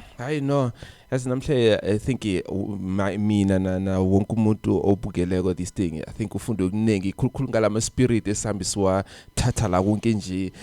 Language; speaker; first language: Zulu; non-native, local second language; South Ndebele